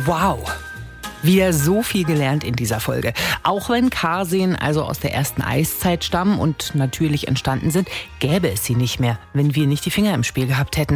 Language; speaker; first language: German; native; German